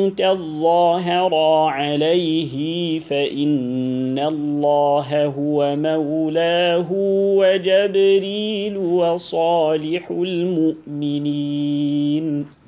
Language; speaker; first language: Arabic; non-native, fluent; Hausa